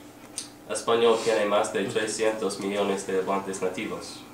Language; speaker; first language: Spanish; non-native, learner; English